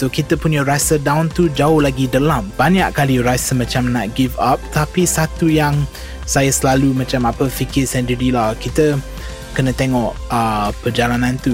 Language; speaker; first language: Malay; non-native, fluent; English